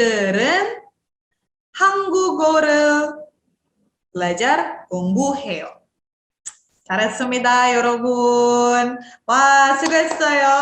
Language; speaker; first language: Korean; non-native, fluent; Indonesian